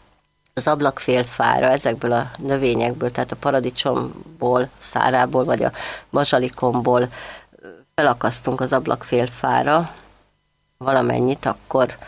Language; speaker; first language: Hungarian; native; Hungarian